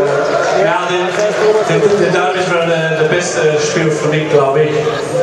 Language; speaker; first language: German; non-native, learner; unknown